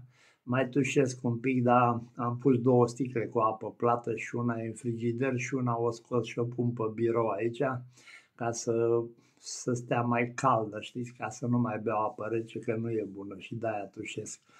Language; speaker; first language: Romanian; native; Romanian